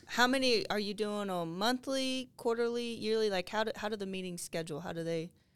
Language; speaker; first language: English; native; English